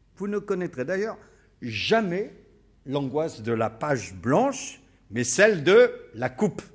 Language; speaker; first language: French; native; French